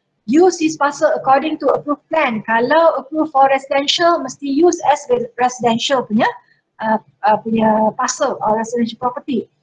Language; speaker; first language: English; non-native, local second language; Malay